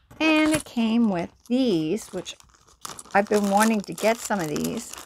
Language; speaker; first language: English; native; English